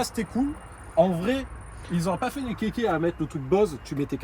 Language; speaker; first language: French; native; French